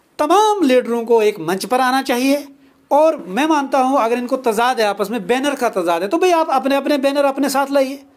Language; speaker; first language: Hindi; non-native, local second language; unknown